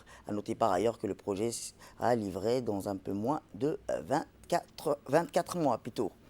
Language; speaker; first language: French; native; French